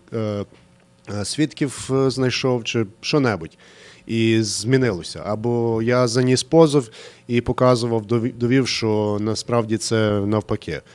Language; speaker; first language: Ukrainian; early bilingual, heritage; Ukrainian